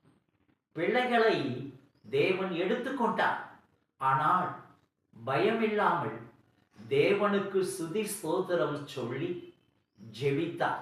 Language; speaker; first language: Tamil; native; Tamil